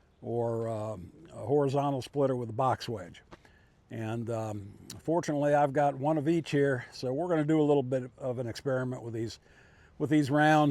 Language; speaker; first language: English; native; English